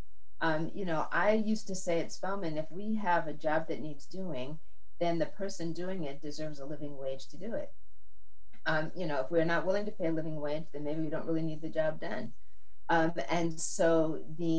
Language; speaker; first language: English; native; English